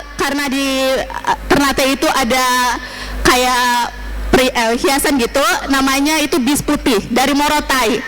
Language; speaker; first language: Indonesian; native; Indonesian